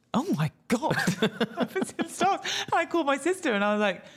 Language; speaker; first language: English; native; English